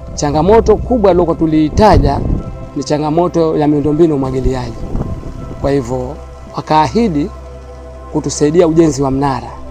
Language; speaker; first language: Swahili; native; Swahili